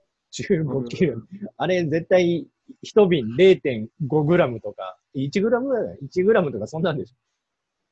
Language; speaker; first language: Japanese; native; Japanese